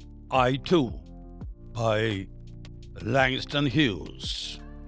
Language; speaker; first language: English; non-native, local second language; Tamil